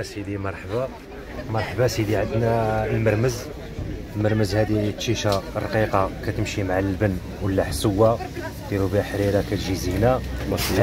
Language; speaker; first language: Arabic; native; Arabic